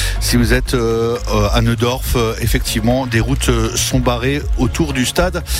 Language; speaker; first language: French; native; French